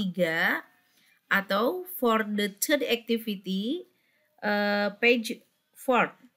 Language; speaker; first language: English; non-native, fluent; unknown